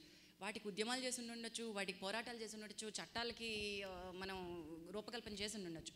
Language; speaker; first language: Telugu; native; Telugu